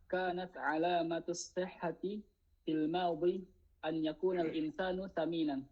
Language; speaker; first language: Arabic; non-native, learner; Indonesian